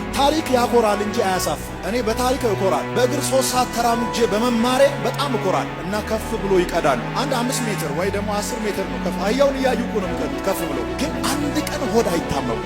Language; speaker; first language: Amharic; non-native, local second language; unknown